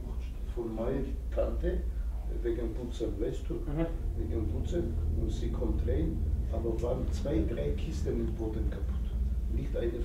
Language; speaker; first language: German; non-native, learner; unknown